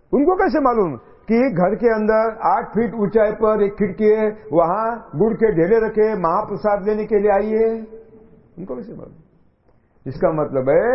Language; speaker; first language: Hindi; non-native, local second language; Marathi